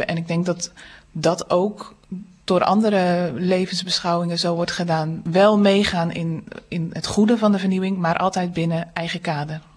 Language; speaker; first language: Dutch; native; Dutch